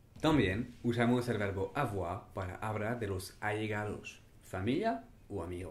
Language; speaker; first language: Spanish; non-native, fluent; French